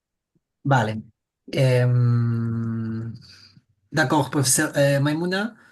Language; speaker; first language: French; non-native, fluent; Catalan